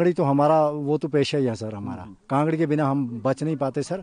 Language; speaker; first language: Urdu; non-native, local second language; Kashmiri